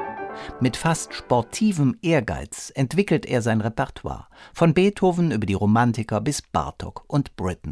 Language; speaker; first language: German; native; German